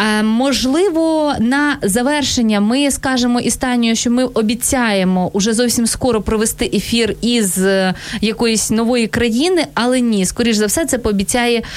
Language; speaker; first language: Ukrainian; native; Ukrainian